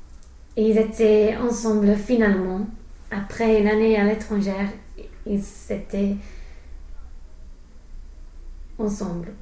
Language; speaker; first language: French; non-native, learner; English